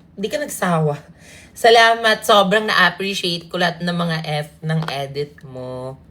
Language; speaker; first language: Filipino; non-native, local second language; Cebuano